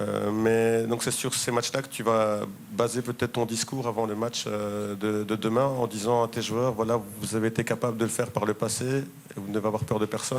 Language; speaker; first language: French; native; French